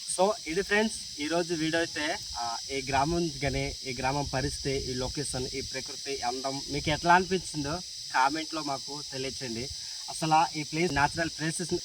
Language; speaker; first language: Telugu; non-native, local second language; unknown